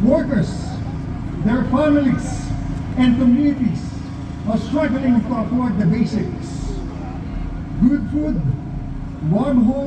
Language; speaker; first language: English; non-native, local second language; Filipino